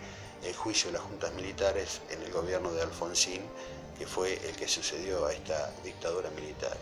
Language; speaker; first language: Spanish; native; Spanish